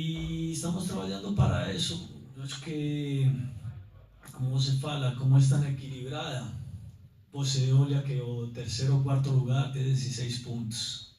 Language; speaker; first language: Portuguese; non-native, learner; Spanish